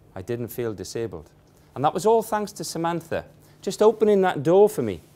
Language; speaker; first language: English; native; English